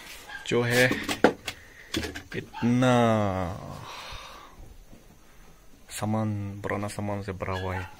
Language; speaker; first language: Hindi; non-native, local second language; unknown